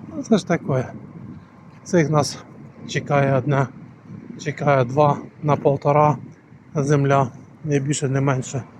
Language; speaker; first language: Ukrainian; non-native, local second language; Russian